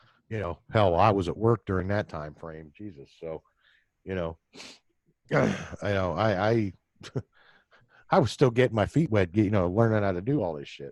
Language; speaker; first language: English; native; English